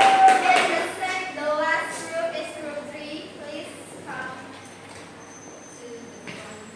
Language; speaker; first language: English; non-native, learner; Indonesian